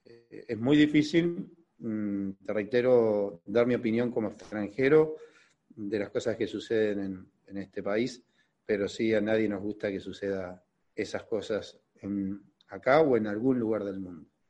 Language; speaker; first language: Spanish; native; Spanish